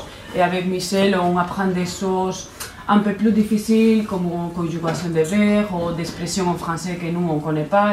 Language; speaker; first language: French; non-native, fluent; Spanish